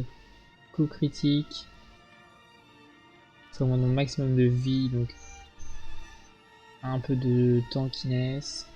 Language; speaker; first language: French; native; French